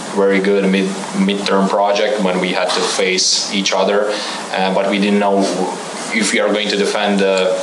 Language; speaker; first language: English; non-native, fluent; Croatian